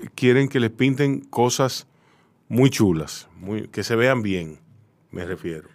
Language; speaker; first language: Spanish; native; Spanish